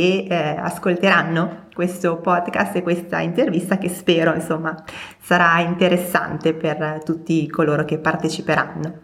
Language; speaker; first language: Italian; native; Italian